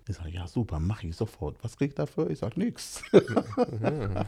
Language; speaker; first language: German; non-native, fluent; English